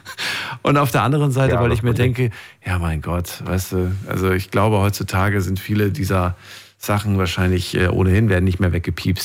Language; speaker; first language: German; native; German